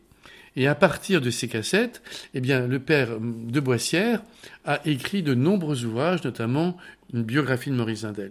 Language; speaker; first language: French; native; French